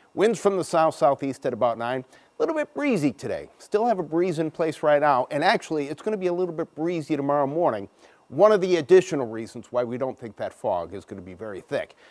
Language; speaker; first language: English; native; English